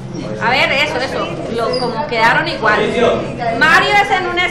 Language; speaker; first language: Spanish; native; Spanish